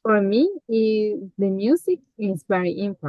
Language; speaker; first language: English; non-native, learner; Spanish